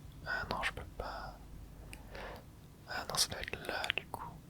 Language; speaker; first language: French; native; French